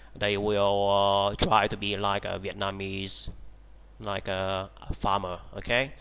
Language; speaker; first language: English; non-native, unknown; Vietnamese